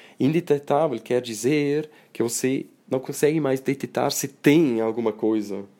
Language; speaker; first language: Portuguese; non-native, fluent; Swiss German